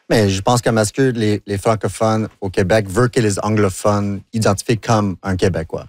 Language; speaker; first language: French; non-native, local second language; English